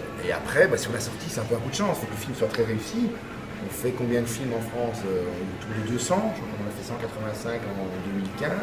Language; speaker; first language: French; native; French